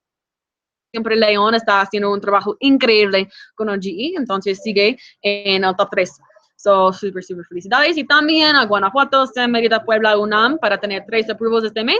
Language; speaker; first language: Spanish; non-native, fluent; English